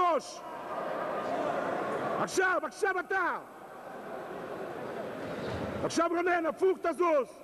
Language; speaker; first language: Hebrew; non-native, fluent; Russian